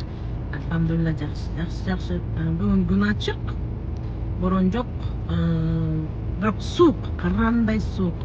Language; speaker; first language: Kyrgyz; native; Kyrgyz